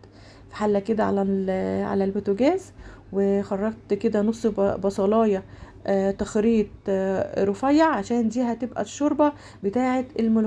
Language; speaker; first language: Arabic; native; Arabic